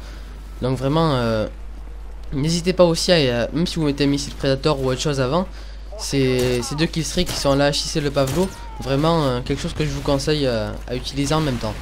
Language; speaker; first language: French; native; French